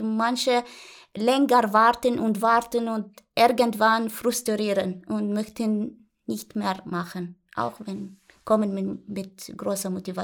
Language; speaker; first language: German; non-native, learner; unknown